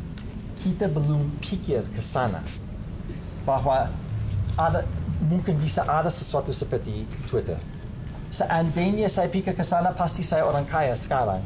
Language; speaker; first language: Indonesian; non-native, fluent; English